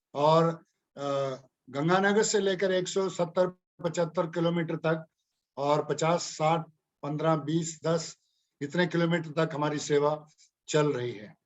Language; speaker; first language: Hindi; non-native, local second language; Punjabi